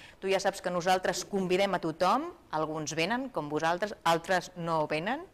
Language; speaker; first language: Catalan; native; Catalan